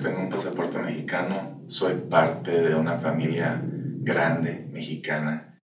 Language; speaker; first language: Spanish; early bilingual, heritage; Spanish